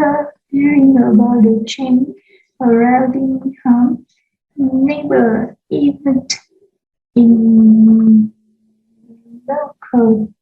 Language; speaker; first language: English; non-native, learner; Vietnamese